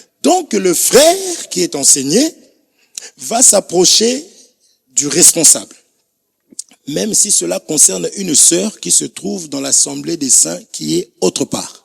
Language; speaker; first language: French; non-native, local second language; Lingala